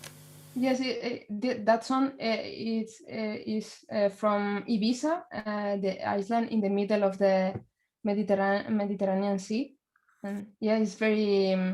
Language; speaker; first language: English; non-native, learner; Spanish